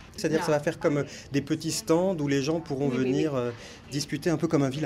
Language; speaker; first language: French; native; French